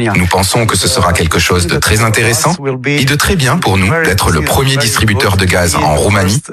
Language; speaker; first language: French; non-native, fluent; Romanian